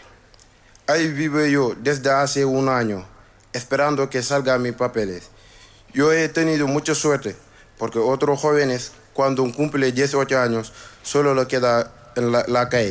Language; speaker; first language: Spanish; non-native, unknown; Wolof